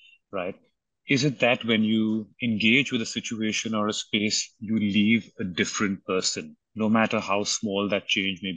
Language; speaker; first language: English; non-native, local second language; Hindi